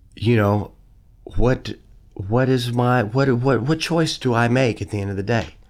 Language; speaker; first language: English; native; English